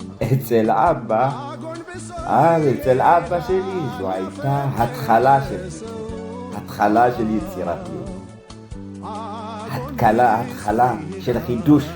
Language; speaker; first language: Hebrew; early bilingual, other home language; Amharic